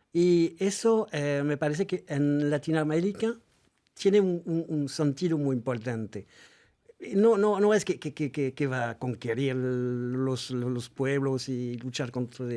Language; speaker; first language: Spanish; non-native, fluent; French